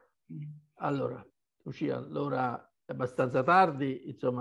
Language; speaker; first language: Italian; native; Italian